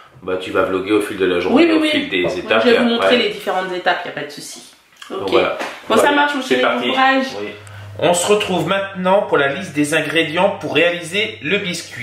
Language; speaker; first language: French; native; French